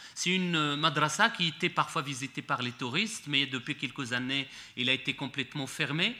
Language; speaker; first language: French; non-native, local second language; Arabic